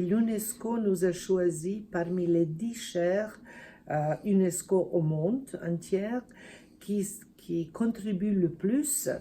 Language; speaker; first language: French; non-native, fluent; Serbian